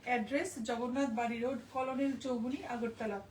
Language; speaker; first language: Hindi; non-native, local second language; Bangla